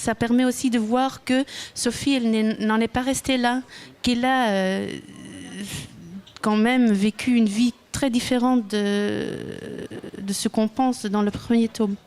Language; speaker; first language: French; non-native, local second language; Dutch